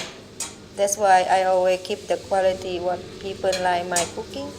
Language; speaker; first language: English; non-native, learner; Thai